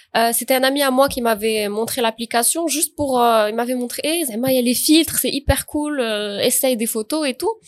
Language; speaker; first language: Arabic; native; Arabic